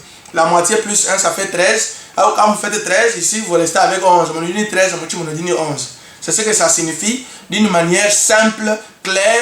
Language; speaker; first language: French; non-native, local second language; Luba-Lulua